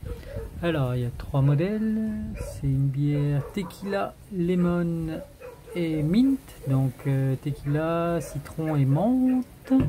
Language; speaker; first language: French; native; French